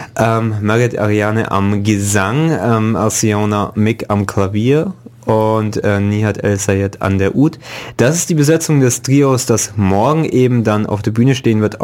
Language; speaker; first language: German; native; German